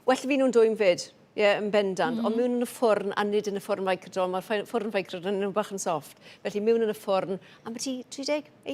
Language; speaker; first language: Welsh; native; Welsh